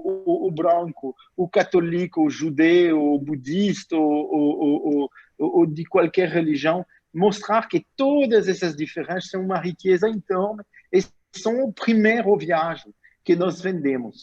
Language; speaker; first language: Portuguese; non-native, fluent; French